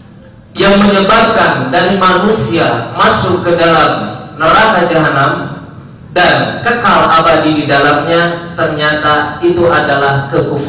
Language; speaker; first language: Indonesian; native; Indonesian